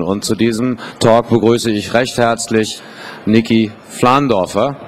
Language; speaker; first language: German; native; German